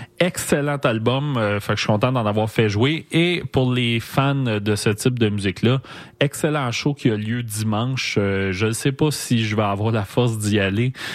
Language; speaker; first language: French; native; French